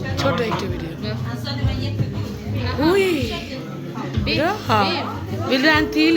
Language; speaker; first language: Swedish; non-native, learner; Bangla